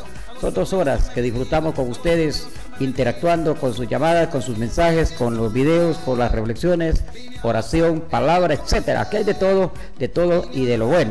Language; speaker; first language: Spanish; native; Spanish